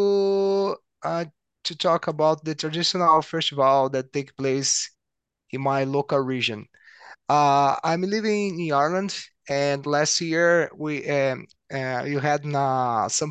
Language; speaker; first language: English; non-native, learner; Portuguese